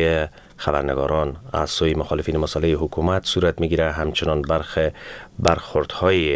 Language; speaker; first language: Persian; native; Persian